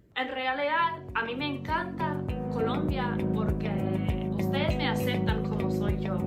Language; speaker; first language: Spanish; non-native, fluent; English